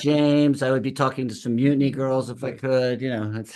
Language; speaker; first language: English; native; English